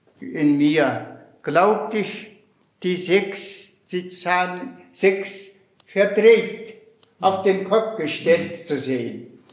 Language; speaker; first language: German; non-native, fluent; Mongolian